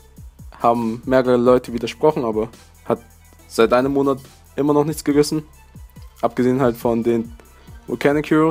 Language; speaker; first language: German; native; German